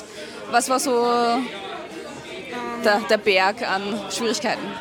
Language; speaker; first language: German; native; German